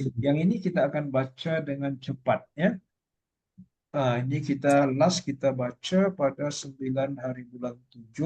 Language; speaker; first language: Malay; native; Malay